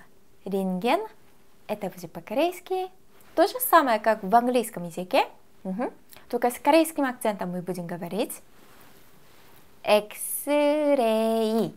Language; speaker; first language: Russian; non-native, fluent; Korean